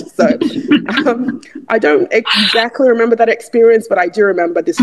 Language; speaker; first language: English; non-native, local second language; Igbo